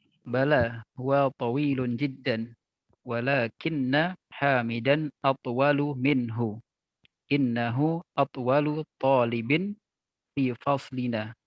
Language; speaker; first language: Arabic; non-native, learner; Indonesian